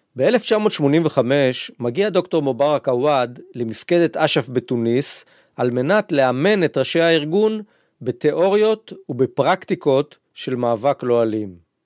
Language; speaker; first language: Hebrew; native; Hebrew